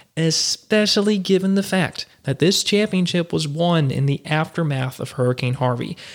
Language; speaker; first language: English; native; English